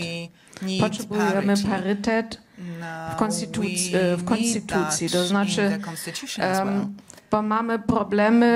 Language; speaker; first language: Polish; non-native, fluent; German